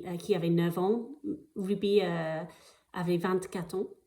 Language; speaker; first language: French; non-native, fluent; English